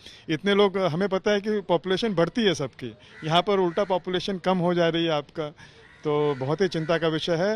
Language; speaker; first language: Hindi; native; Hindi